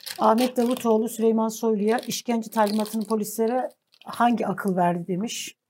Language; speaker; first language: Turkish; native; Turkish